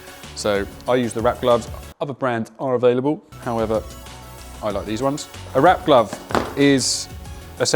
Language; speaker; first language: English; native; English